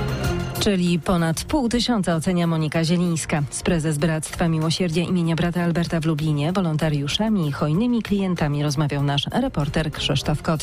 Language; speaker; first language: Polish; native; Polish